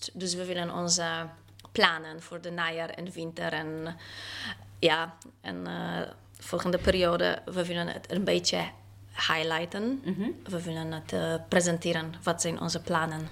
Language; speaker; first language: Dutch; non-native, fluent; Polish